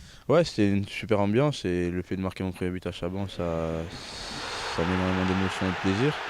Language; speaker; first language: French; native; French